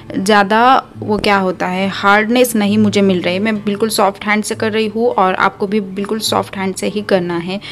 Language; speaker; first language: Hindi; non-native, local second language; Marathi